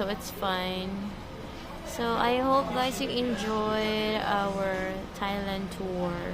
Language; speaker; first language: English; non-native, local second language; Filipino